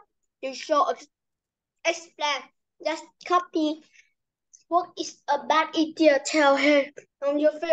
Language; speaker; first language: English; non-native, learner; Vietnamese